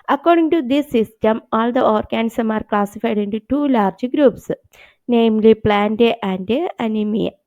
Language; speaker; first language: English; non-native, local second language; Malayalam